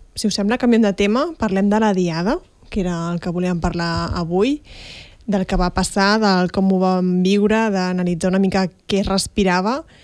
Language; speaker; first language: Catalan; native; Catalan